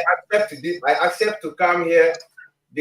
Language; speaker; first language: English; non-native, learner; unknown